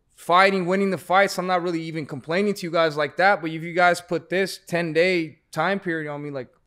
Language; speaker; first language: English; native; English